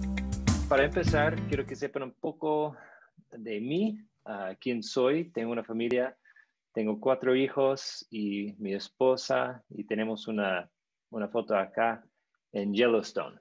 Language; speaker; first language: Spanish; non-native, fluent; English